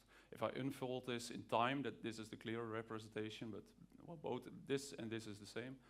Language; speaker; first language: English; non-native, fluent; Dutch